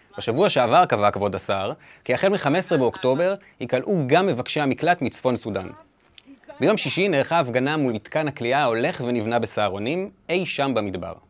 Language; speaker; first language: Hebrew; native; Hebrew